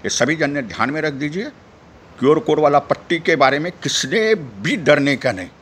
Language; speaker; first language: Hindi; non-native, local second language; Marathi